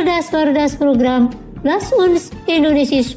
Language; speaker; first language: German; non-native, fluent; Indonesian